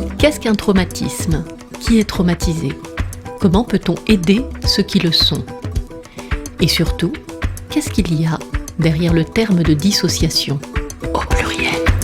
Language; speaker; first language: French; native; French